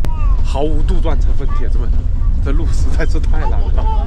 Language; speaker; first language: Chinese; native; Chinese